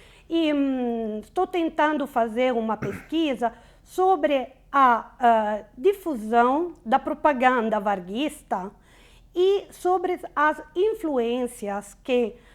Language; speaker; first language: Portuguese; non-native, fluent; Italian